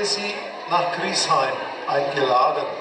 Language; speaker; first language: German; non-native, fluent; French